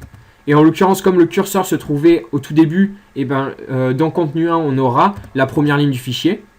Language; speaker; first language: French; native; French